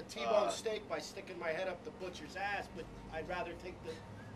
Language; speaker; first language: English; native; English